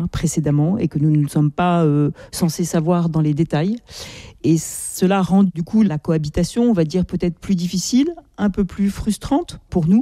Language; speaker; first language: French; native; French